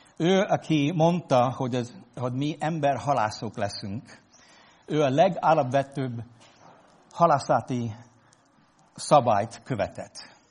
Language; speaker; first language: Hungarian; non-native, fluent; English